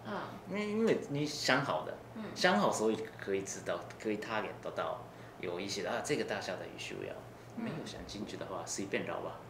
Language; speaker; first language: Chinese; non-native, learner; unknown